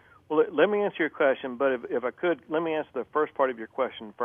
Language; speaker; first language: English; native; English